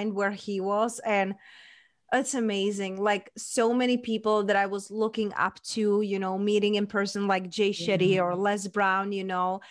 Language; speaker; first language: English; non-native, fluent; Czech